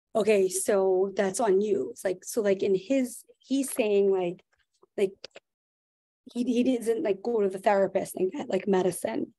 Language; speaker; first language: English; native; English